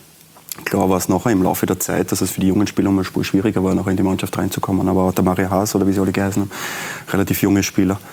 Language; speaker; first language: German; native; German